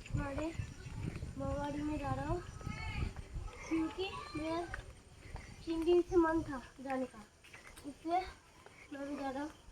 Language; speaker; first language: Hindi; non-native, local second language; Bangla